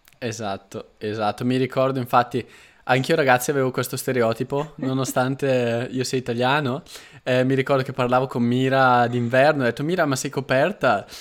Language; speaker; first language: Italian; native; Italian